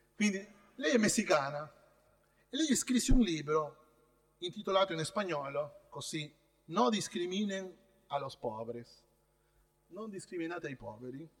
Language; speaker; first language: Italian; non-native, fluent; Spanish